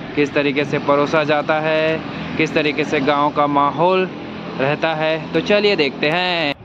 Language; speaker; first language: Hindi; native; Hindi